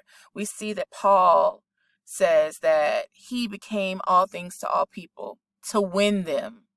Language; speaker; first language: English; native; English